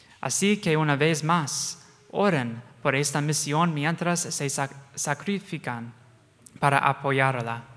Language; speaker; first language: Spanish; non-native, fluent; English